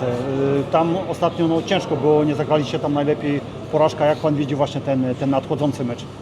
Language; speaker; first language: Polish; native; Polish